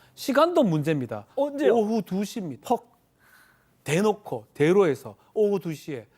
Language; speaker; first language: Korean; native; Korean